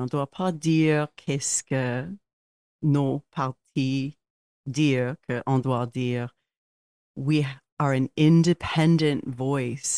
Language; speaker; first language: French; non-native, local second language; English